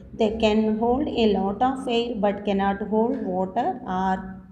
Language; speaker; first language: English; non-native, local second language; Telugu